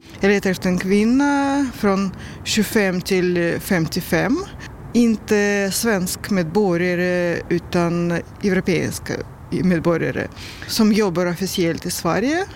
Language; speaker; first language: Swedish; non-native, learner; Russian